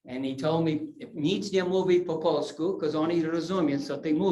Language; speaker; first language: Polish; non-native, learner; English